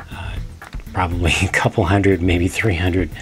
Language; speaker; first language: English; native; English